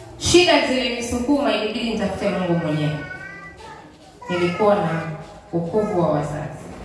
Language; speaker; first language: Swahili; non-native, local second language; Giryama